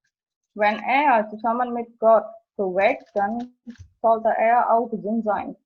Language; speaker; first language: German; non-native, fluent; Indonesian